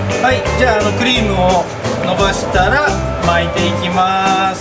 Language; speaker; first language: Japanese; native; Japanese